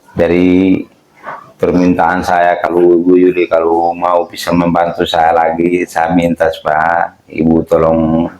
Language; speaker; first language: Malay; non-native, local second language; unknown